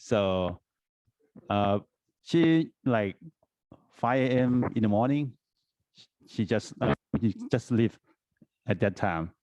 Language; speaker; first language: English; non-native, fluent; Thai